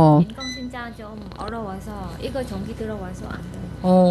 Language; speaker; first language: Korean; non-native, learner; Vietnamese